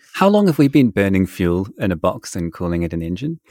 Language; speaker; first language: English; native; English